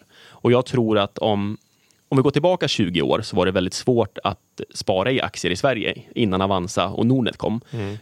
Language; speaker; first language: Swedish; native; Swedish